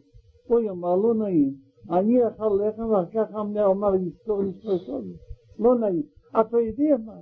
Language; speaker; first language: Hebrew; non-native, learner; Russian